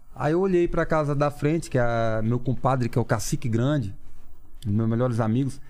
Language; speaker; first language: Portuguese; non-native, local second language; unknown